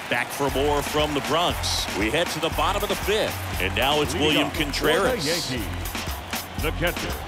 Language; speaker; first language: English; native; English